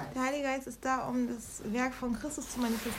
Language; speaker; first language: German; native; German